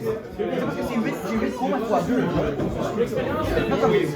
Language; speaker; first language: French; non-native, local second language; English